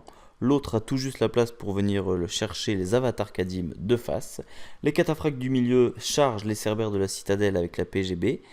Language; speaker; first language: French; native; French